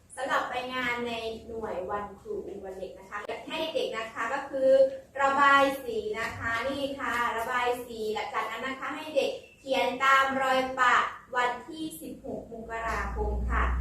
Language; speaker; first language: Thai; native; Thai